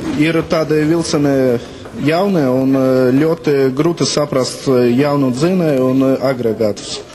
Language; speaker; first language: Latvian; non-native, local second language; Russian